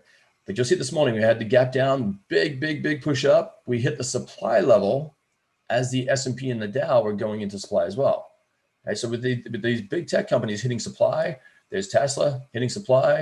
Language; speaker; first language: English; native; English